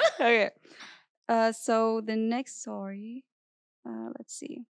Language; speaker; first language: English; non-native, fluent; Arabic